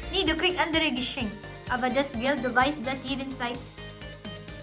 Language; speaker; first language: German; non-native, learner; Filipino